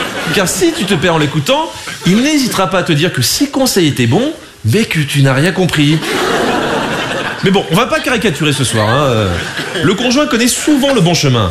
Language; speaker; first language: French; native; French